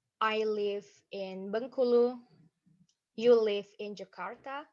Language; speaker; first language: English; non-native, fluent; Indonesian